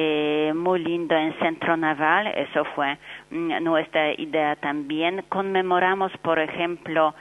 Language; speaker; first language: Spanish; non-native, fluent; Polish